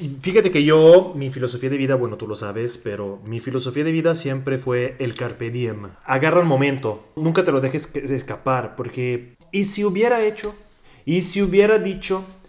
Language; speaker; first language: Spanish; non-native, fluent; Italian